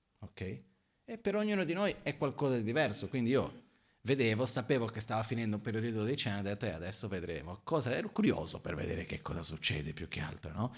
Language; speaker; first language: Italian; non-native, fluent; Portuguese